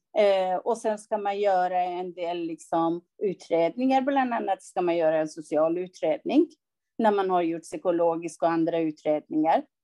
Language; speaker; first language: Swedish; non-native, fluent; Persian